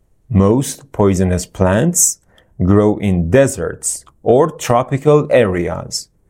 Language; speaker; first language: English; non-native, fluent; Persian